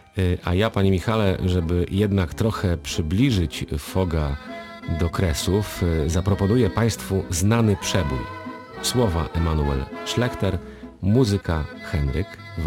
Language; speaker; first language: Polish; native; Polish